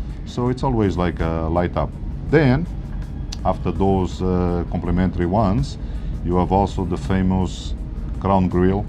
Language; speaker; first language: English; non-native, fluent; Portuguese